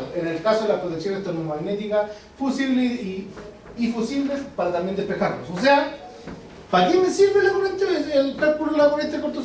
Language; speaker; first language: Spanish; native; Spanish